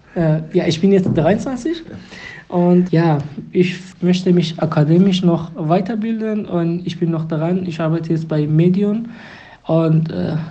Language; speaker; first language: German; non-native, fluent; Persian